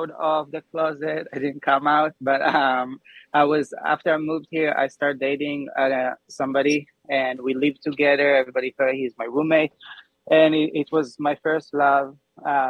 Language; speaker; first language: English; non-native, fluent; Hebrew